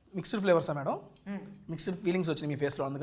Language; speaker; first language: Telugu; native; Telugu